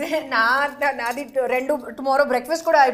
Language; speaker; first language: Telugu; non-native, local second language; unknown